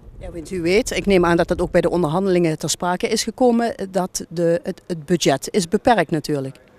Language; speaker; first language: Dutch; native; Dutch